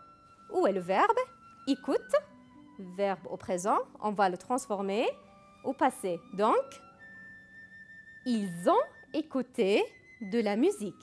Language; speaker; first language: French; non-native, fluent; Arabic